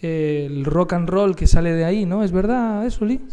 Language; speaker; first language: Spanish; native; Spanish